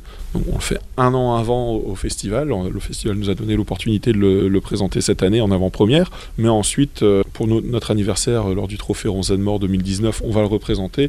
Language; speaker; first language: French; native; French